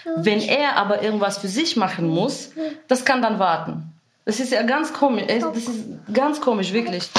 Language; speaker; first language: German; non-native, fluent; Bulgarian